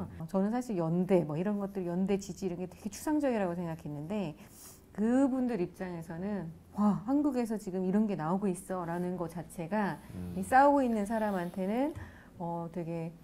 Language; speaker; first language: Korean; native; Korean